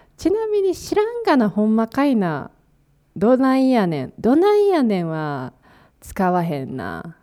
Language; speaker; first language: Japanese; native; Japanese